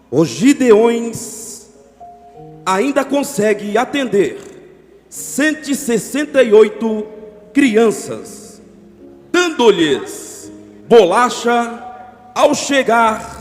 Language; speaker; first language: Portuguese; native; Portuguese